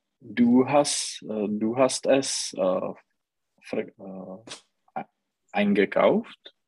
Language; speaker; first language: German; non-native, learner; Czech